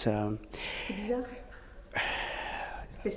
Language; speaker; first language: French; native; French